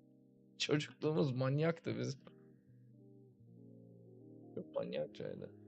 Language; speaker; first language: Turkish; early bilingual, heritage; Turkish